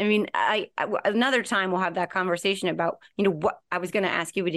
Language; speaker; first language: English; native; English